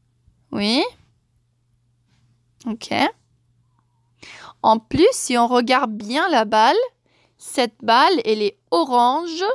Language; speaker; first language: French; non-native, fluent; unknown